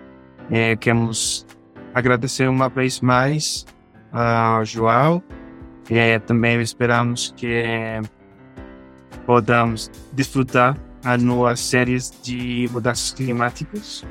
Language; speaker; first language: Portuguese; non-native, fluent; Spanish